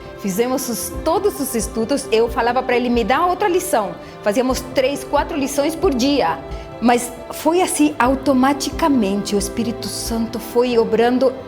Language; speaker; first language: Portuguese; non-native, fluent; Spanish